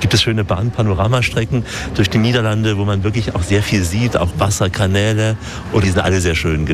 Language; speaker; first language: German; native; German